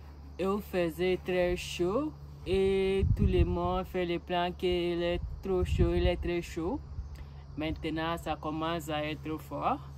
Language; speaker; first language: French; non-native, learner; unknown